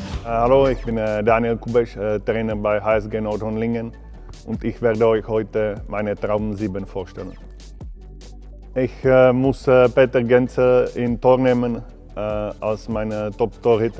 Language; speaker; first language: German; non-native, fluent; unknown